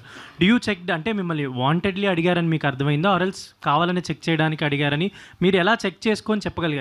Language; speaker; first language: Telugu; native; Telugu